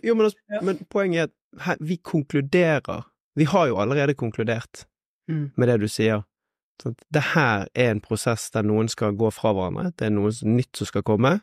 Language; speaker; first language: Norwegian; native; Norwegian